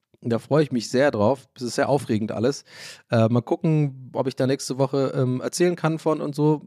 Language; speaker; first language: German; native; German